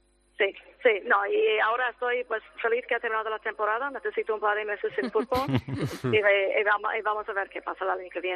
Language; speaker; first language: Spanish; non-native, fluent; English